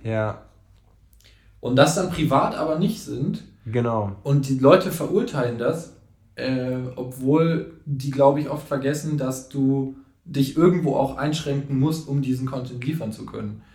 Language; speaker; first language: German; native; German